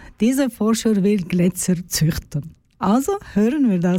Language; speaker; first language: German; non-native, learner; Turkish